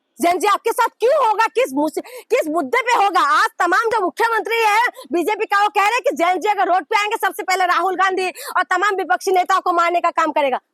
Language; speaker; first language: Hindi; non-native, local second language; Assamese